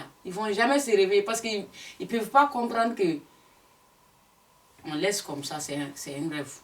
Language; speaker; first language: French; non-native, local second language; Bambara